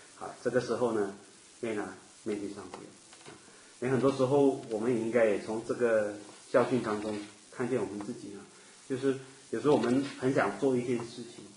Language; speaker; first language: Chinese; native; Chinese